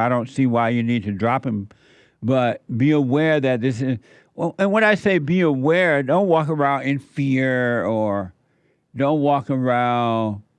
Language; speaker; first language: English; native; English